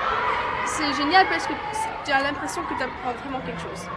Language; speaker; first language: French; non-native, fluent; English